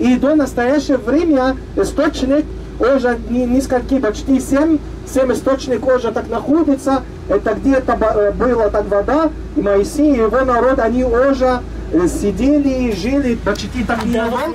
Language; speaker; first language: Russian; non-native, learner; Arabic